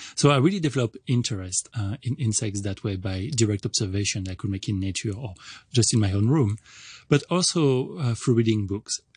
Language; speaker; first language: English; non-native, fluent; French